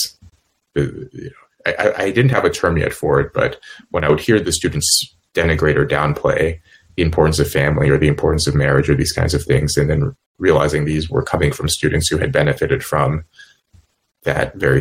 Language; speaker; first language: English; native; English